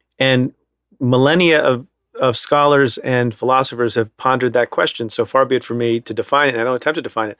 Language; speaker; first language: English; early bilingual, other home language; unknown